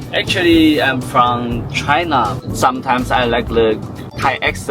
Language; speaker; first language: English; non-native, learner; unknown